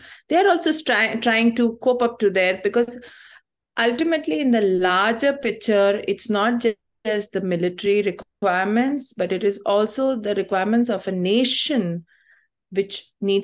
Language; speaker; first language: English; non-native, local second language; Tamil